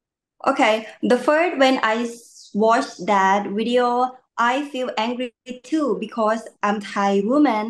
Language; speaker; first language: English; non-native, learner; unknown